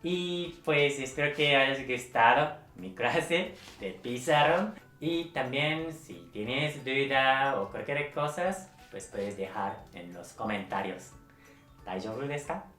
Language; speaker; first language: Spanish; non-native, fluent; Japanese